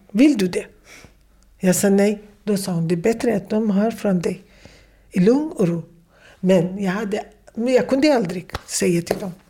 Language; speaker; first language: Swedish; non-native, fluent; Kurdish